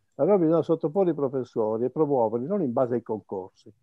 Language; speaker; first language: Italian; native; Italian